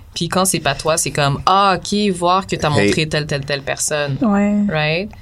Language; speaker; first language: French; native; French